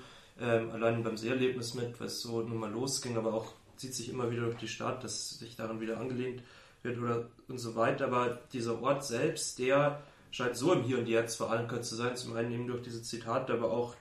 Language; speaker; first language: German; native; German